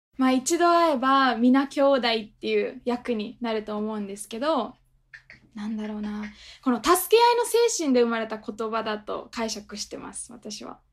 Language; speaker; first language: Japanese; native; Japanese